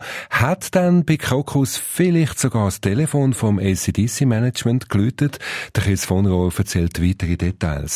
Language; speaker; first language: German; native; German